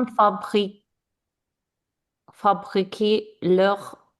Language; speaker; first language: French; non-native, learner; English